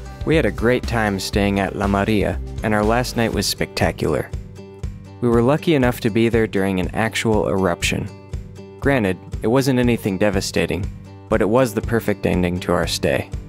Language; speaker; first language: English; native; English